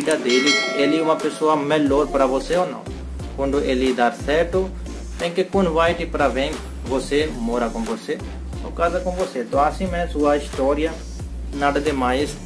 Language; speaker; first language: Portuguese; non-native, learner; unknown